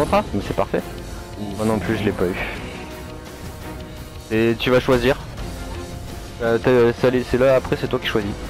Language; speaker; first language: French; native; French